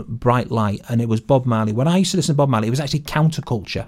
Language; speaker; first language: English; native; English